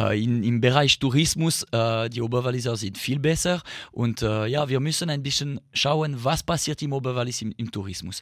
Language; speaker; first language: German; non-native, local second language; French